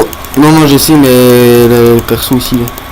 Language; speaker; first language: French; native; French